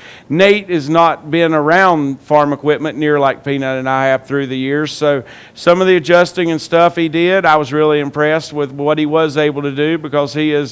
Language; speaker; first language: English; native; English